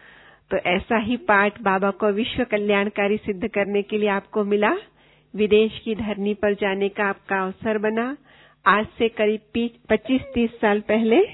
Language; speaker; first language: Hindi; native; Hindi